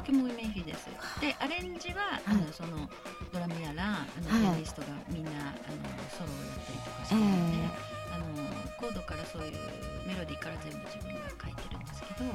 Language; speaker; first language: Japanese; native; Japanese